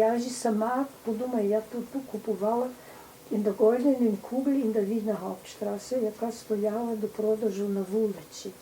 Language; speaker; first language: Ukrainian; early bilingual, heritage; Ukrainian